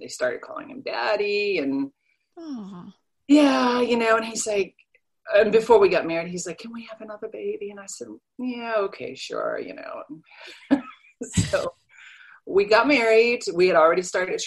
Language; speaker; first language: English; non-native, fluent; Danish